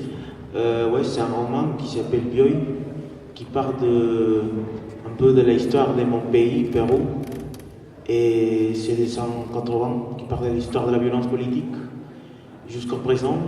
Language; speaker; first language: French; non-native, fluent; Spanish